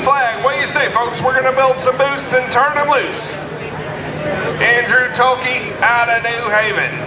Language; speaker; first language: English; native; English